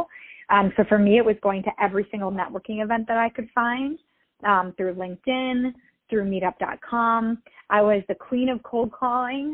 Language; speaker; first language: English; native; English